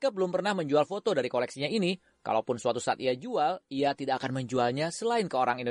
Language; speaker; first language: Indonesian; native; Indonesian